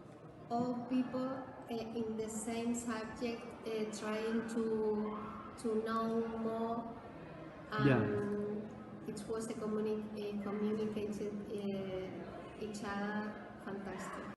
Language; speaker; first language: English; non-native, learner; Spanish